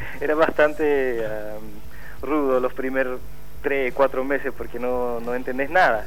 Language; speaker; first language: Spanish; non-native, fluent; Dutch